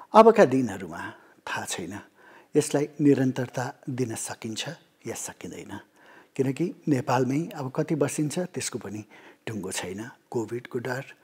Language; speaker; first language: Nepali; native; Nepali